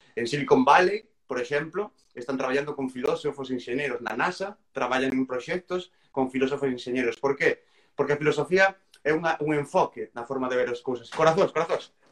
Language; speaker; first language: Galician; native; Galician